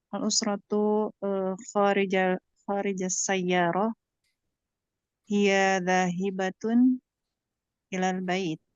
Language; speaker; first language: Arabic; non-native, learner; Indonesian